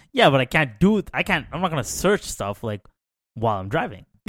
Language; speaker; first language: English; early bilingual, other home language; Tamil